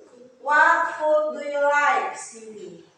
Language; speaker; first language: English; non-native, learner; Indonesian